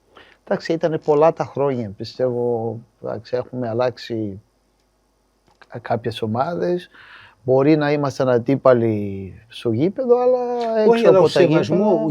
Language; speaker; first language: Greek; non-native, fluent; Portuguese